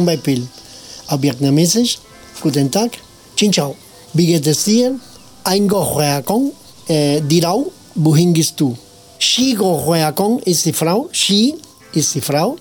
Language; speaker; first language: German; non-native, fluent; Spanish